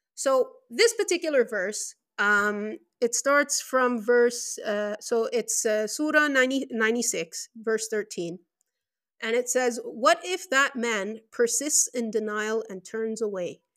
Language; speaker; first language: English; non-native, fluent; Spanish